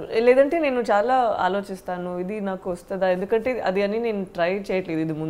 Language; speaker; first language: Telugu; non-native, learner; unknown